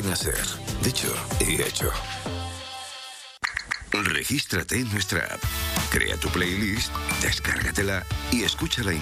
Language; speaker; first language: Spanish; native; Spanish